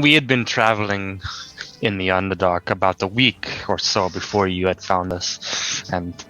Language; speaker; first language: English; native; English